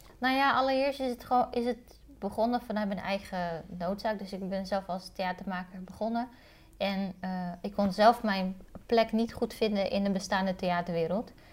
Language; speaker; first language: Dutch; early bilingual, other home language; Romanian